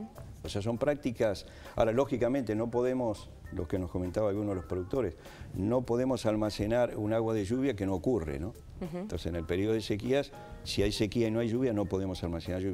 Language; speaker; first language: Spanish; native; Spanish